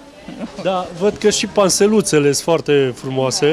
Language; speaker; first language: Romanian; native; Romanian